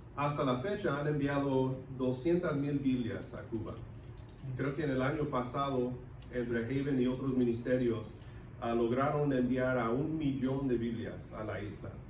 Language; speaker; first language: Spanish; non-native, local second language; English